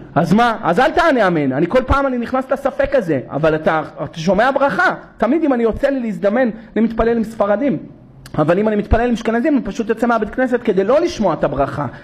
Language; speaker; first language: Hebrew; native; Hebrew